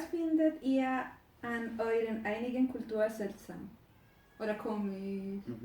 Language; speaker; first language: German; non-native, learner; Spanish